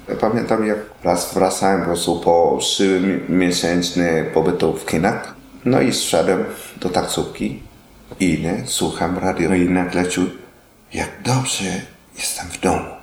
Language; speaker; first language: Polish; non-native, learner; Vietnamese